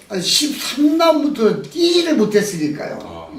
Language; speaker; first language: Korean; native; Korean